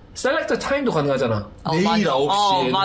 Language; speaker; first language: Korean; native; Korean